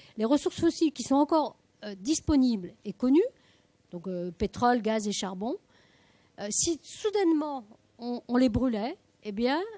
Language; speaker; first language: French; native; French